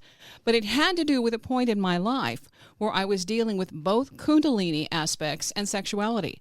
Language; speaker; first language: English; native; English